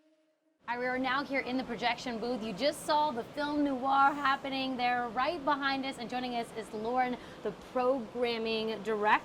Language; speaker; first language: English; native; English